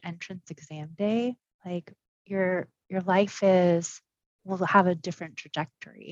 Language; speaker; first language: English; early bilingual, other home language; Japanese